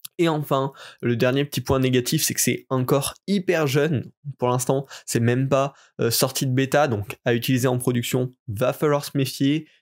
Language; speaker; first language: French; native; French